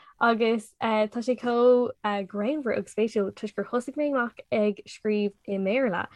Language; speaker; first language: Irish; non-native, local second language; English